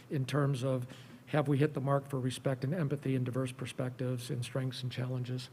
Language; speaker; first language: English; native; English